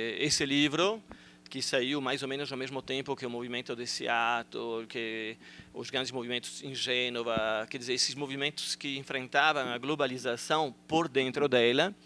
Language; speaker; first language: Portuguese; non-native, fluent; Italian